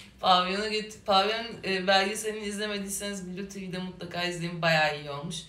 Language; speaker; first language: Turkish; native; Turkish